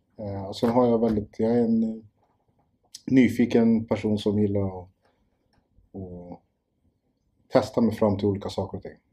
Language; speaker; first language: Swedish; early bilingual, other home language; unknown